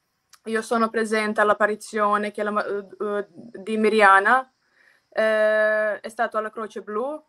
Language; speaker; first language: Italian; non-native, fluent; Croatian